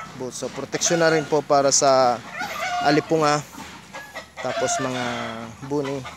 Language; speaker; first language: Filipino; non-native, local second language; Bikol